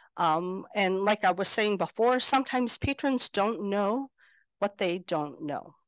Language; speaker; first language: English; native; English